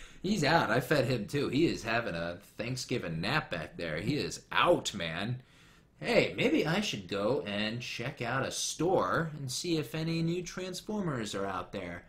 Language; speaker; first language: English; native; English